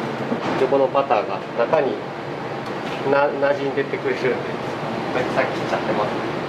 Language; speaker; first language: Japanese; native; Japanese